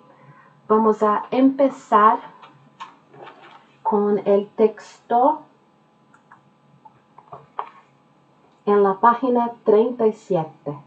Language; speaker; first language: Spanish; non-native, fluent; Norwegian